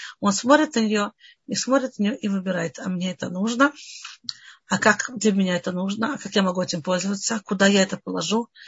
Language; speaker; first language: Russian; early bilingual, heritage; Russian